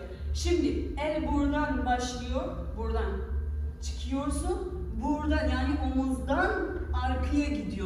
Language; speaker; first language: Turkish; non-native, fluent; Persian